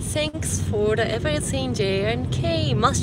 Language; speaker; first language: English; non-native, learner; Japanese